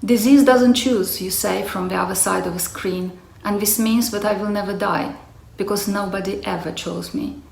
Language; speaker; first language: English; non-native, fluent; Romanian